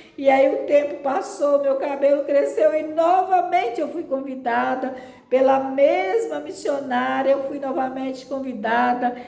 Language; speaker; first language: Portuguese; native; Portuguese